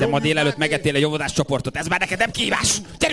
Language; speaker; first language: Hungarian; native; Hungarian